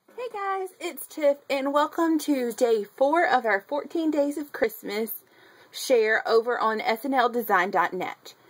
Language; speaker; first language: English; native; English